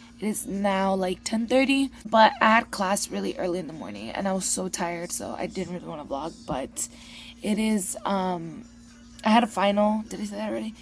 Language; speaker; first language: English; early bilingual, other home language; Spanish